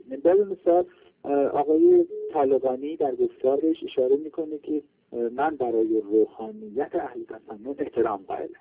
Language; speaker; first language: Persian; non-native, local second language; Kurdish